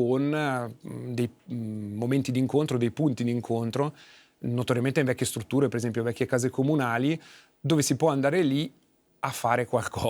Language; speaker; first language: Italian; native; Italian